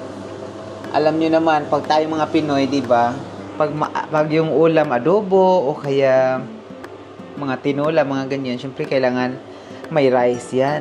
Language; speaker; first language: Filipino; native; Filipino